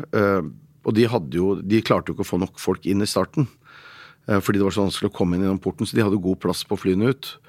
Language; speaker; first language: Norwegian; native; Norwegian